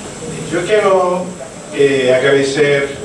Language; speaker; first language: Spanish; non-native, learner; French